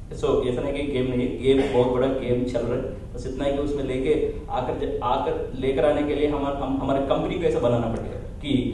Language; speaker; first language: Hindi; non-native, local second language; Telugu